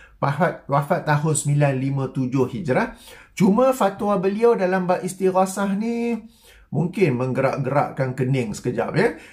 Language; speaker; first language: Malay; native; Malay